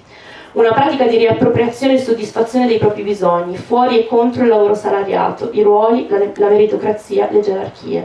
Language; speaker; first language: Italian; native; Italian